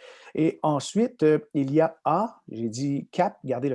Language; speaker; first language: French; native; French